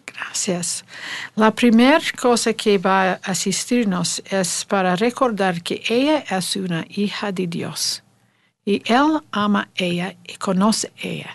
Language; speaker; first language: Spanish; non-native, learner; English